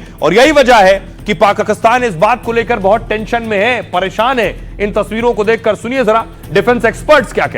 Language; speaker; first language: Hindi; native; Hindi